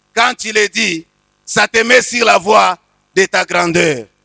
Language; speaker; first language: French; non-native, local second language; Swahili